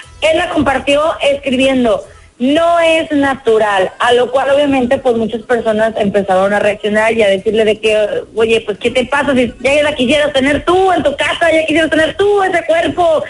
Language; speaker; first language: Spanish; native; Spanish